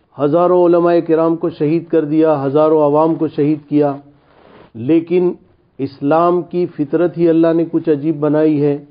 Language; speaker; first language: Urdu; non-native, local second language; Gujarati